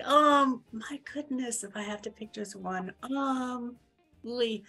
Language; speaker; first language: English; native; English